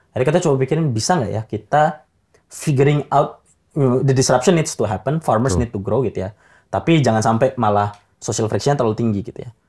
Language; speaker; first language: Indonesian; native; Indonesian